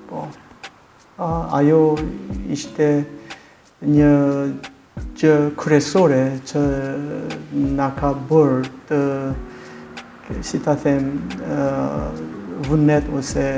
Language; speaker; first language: Albanian; non-native, learner; Korean